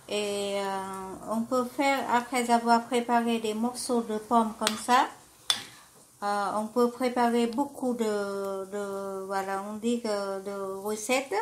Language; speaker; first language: French; non-native, fluent; Vietnamese